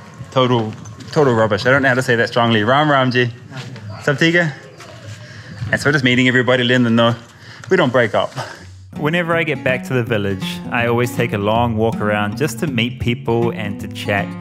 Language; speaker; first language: English; native; English